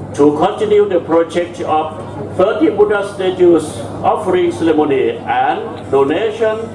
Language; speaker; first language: English; non-native, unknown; Thai